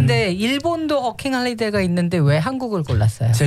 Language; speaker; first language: Korean; native; Korean